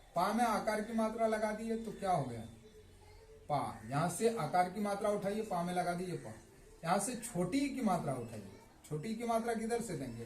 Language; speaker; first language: Hindi; native; Hindi